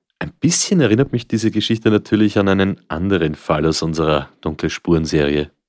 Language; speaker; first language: German; native; German